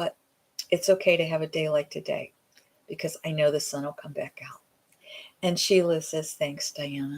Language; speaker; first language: English; native; English